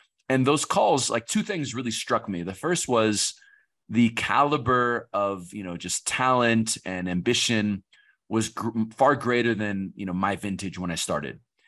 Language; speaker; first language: English; native; English